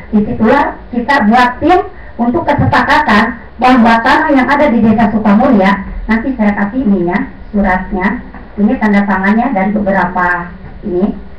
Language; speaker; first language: Indonesian; non-native, local second language; Sundanese